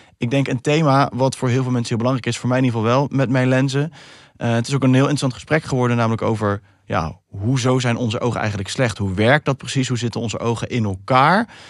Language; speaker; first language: Dutch; early bilingual, other home language; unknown